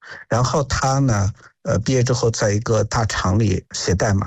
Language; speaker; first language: Chinese; native; Chinese